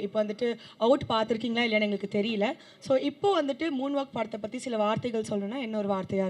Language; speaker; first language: Tamil; native; Tamil